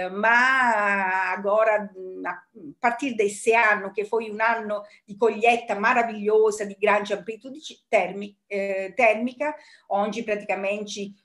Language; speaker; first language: Portuguese; non-native, fluent; Italian